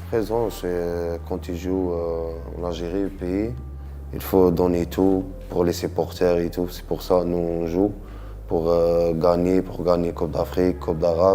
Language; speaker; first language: French; non-native, local second language; Arabic